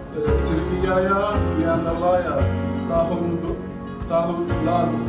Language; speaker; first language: Indonesian; non-native, learner; Arabic